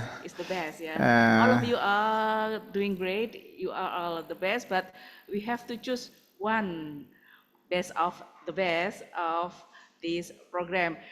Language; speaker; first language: English; non-native, fluent; Indonesian